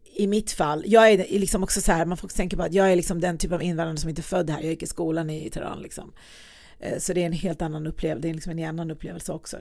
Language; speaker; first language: Swedish; early bilingual, other home language; Persian